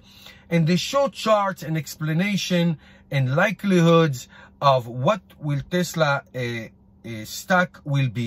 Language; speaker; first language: English; non-native, fluent; Hebrew